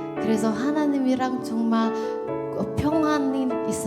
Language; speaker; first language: Korean; non-native, learner; Indonesian